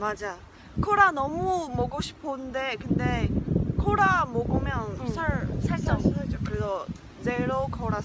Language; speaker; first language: Korean; non-native, learner; Chinese